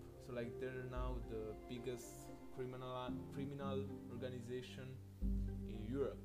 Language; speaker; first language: English; non-native, fluent; Italian